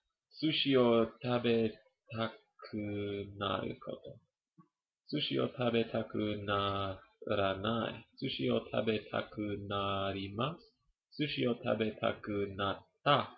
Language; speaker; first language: Japanese; non-native, learner; English